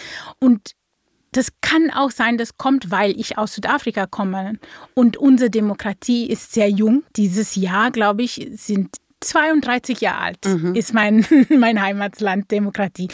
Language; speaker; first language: German; non-native, fluent; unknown